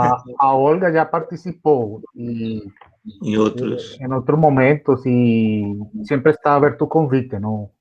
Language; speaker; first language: Spanish; non-native, learner; Portuguese